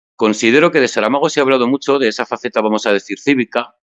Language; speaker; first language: Spanish; native; Spanish